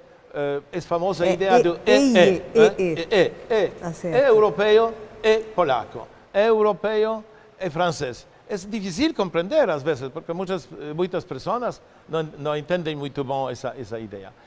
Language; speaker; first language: Portuguese; non-native, fluent; Polish